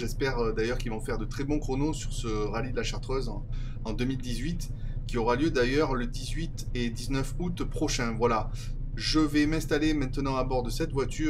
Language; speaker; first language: French; native; French